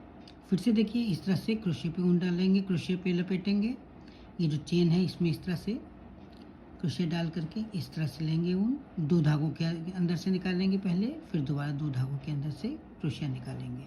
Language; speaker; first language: Hindi; native; Hindi